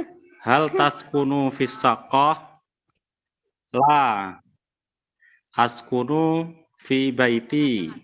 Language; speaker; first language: Arabic; non-native, learner; Indonesian